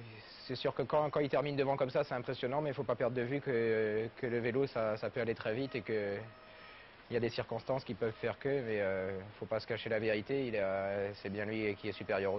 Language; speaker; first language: French; native; French